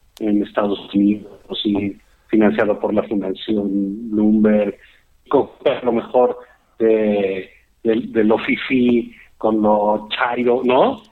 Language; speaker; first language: Spanish; native; Spanish